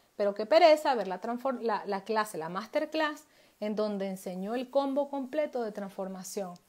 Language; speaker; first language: Spanish; native; Spanish